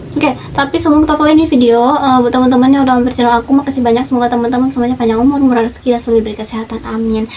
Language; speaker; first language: Indonesian; native; Indonesian